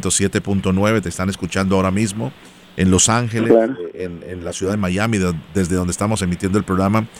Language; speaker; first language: Spanish; native; Spanish